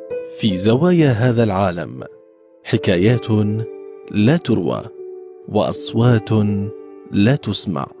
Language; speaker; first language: Arabic; native; Arabic